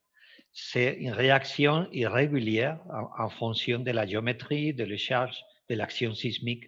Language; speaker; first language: French; non-native, fluent; Spanish